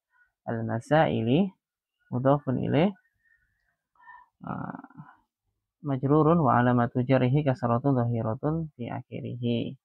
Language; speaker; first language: Arabic; non-native, fluent; Indonesian